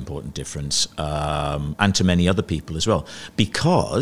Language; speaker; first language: English; native; English